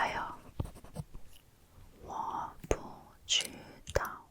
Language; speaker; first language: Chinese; non-native, learner; Korean